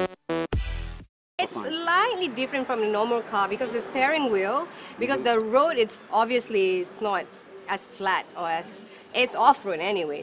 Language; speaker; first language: English; non-native, local second language; Malay